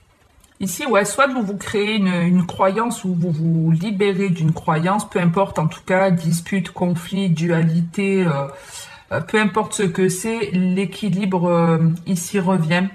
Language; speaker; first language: French; native; French